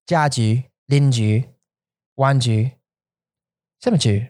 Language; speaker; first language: Chinese; non-native, learner; English